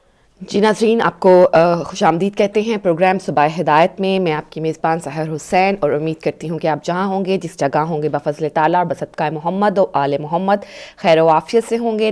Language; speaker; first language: Urdu; native; Urdu